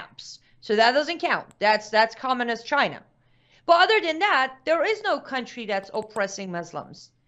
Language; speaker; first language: English; non-native, fluent; Persian